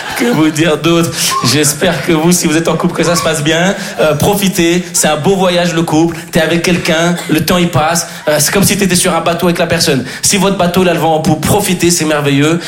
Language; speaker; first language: French; native; French